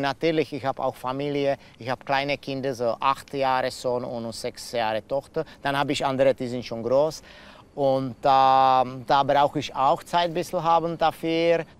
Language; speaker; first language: German; non-native, learner; Czech